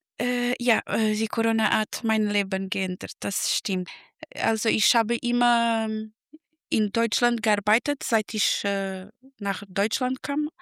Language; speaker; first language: German; non-native, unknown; Portuguese